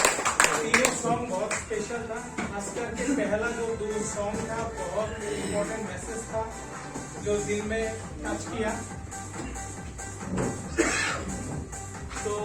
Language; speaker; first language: Hindi; non-native, learner; Bangla